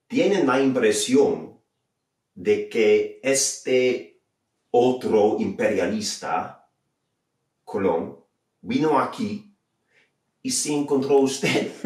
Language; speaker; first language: Spanish; non-native, fluent; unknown